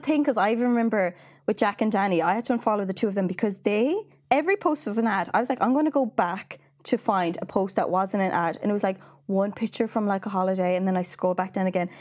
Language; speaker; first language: English; native; English